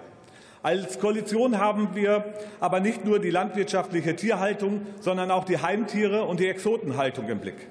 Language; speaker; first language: German; native; German